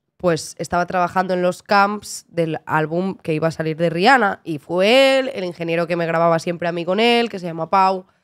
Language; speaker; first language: Spanish; native; Spanish